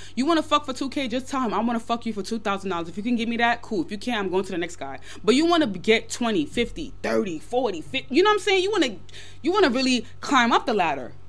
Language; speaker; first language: English; early bilingual, other home language; Yoruba